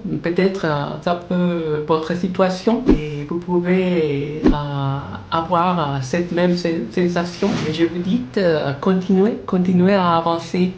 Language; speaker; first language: French; non-native, learner; Spanish